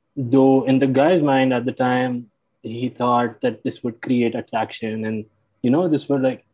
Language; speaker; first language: English; non-native, local second language; Hindi